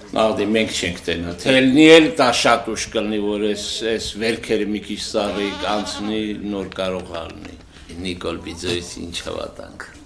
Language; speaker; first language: Armenian; native; Armenian